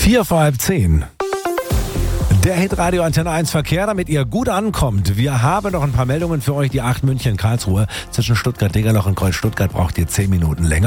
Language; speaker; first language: German; native; German